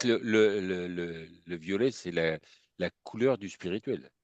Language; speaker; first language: French; native; French